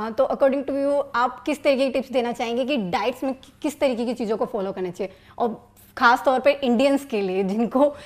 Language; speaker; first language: Hindi; native; Hindi